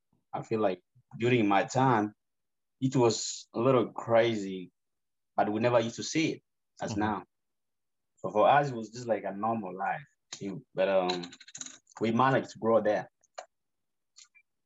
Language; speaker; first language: English; non-native, local second language; Gusii